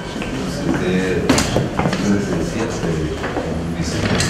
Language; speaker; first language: French; non-native, learner; Spanish